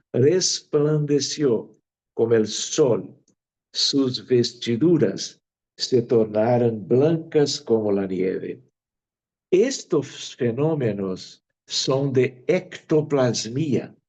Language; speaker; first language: Spanish; non-native, fluent; Portuguese